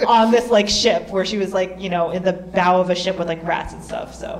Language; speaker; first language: English; native; English